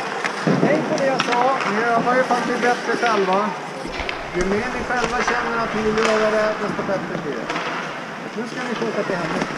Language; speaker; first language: Swedish; native; Swedish